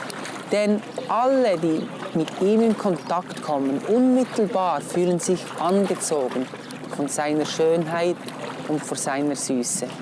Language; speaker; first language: German; non-native, fluent; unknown